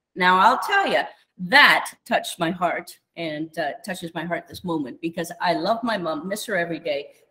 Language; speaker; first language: English; native; English